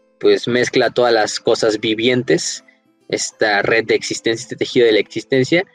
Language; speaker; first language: Spanish; native; Spanish